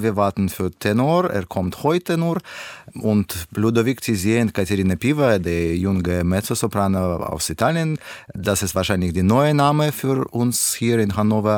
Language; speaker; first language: German; non-native, learner; Russian